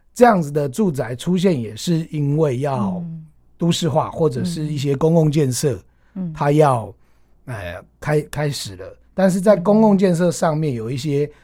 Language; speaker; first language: Chinese; native; Chinese